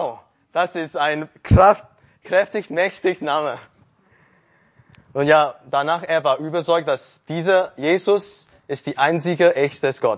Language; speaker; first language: German; non-native, learner; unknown